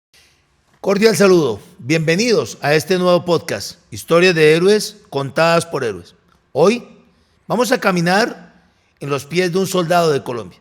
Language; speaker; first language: Spanish; native; Spanish